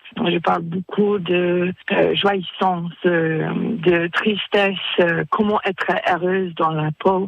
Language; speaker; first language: French; non-native, fluent; English